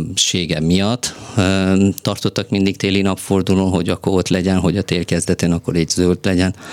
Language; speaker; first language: Hungarian; non-native, fluent; Persian